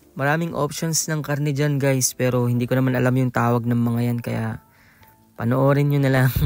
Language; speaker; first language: Filipino; non-native, local second language; Iloko